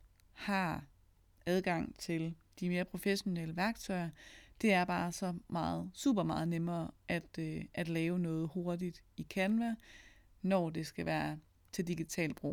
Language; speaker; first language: Danish; native; Danish